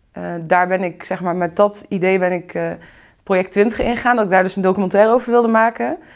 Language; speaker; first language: Dutch; early bilingual, other home language; Arabic